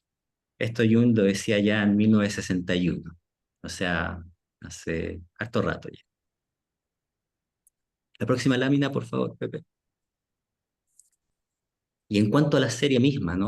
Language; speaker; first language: Spanish; native; Spanish